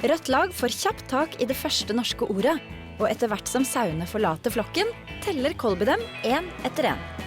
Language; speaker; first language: Norwegian; native; Norwegian